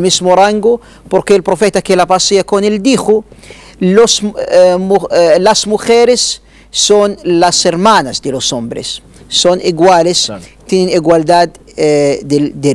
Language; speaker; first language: Spanish; non-native, learner; Arabic